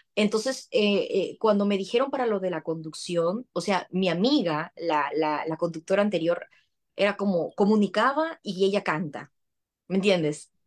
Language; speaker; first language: Spanish; native; Spanish